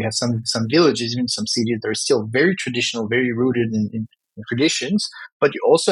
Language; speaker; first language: English; non-native, fluent; French